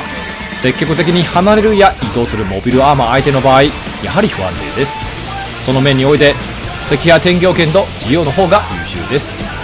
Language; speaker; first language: Japanese; non-native, fluent; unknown